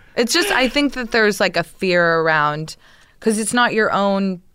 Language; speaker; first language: English; native; English